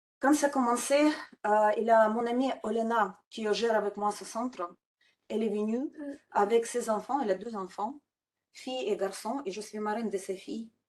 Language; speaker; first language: French; non-native, fluent; Ukrainian